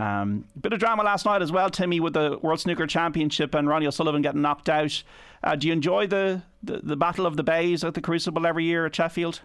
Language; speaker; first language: English; native; English